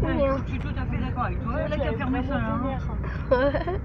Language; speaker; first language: French; native; French